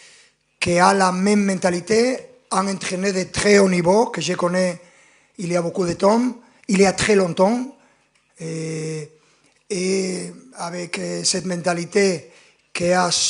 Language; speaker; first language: French; non-native, fluent; Spanish